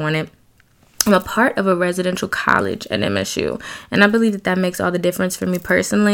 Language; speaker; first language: English; native; English